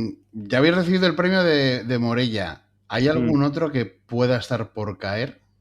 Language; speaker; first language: Spanish; native; Spanish